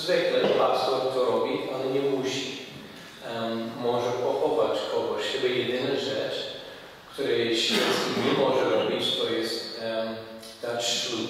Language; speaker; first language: Polish; non-native, fluent; English